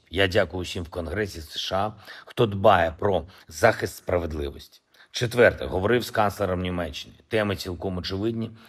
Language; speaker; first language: Ukrainian; non-native, local second language; Russian